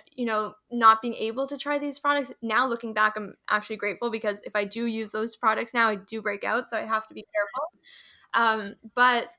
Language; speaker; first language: English; early bilingual, other home language; Hindi